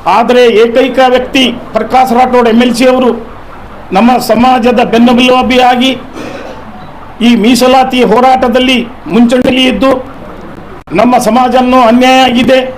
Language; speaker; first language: Kannada; non-native, local second language; Lambadi